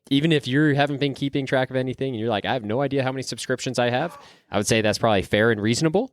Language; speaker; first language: English; native; English